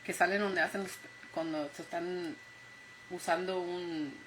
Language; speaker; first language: Spanish; early bilingual, heritage; Spanish